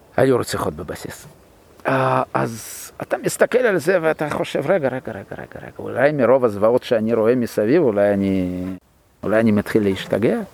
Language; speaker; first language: Hebrew; non-native, fluent; Russian